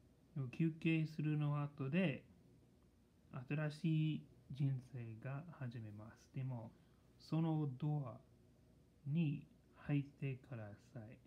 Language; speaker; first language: Japanese; non-native, learner; English